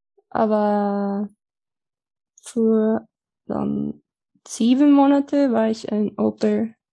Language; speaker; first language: German; non-native, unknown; Spanish